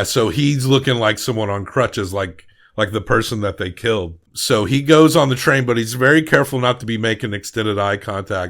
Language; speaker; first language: English; native; English